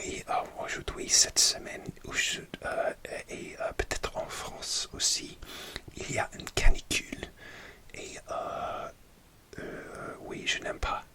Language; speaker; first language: French; non-native, learner; English